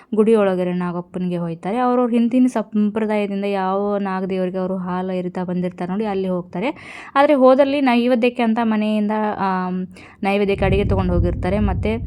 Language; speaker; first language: Kannada; native; Kannada